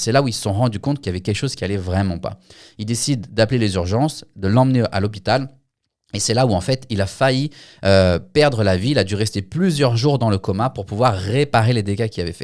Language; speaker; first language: French; native; French